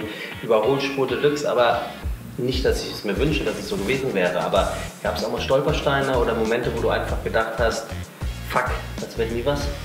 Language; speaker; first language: German; native; German